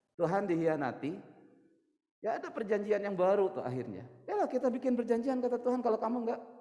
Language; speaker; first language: Indonesian; native; Indonesian